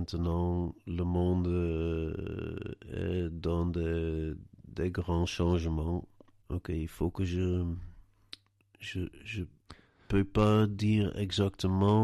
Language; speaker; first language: French; non-native, learner; Dutch